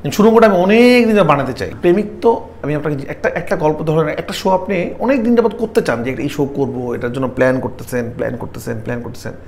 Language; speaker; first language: Bangla; native; Bangla